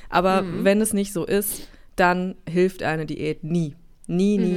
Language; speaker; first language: German; native; German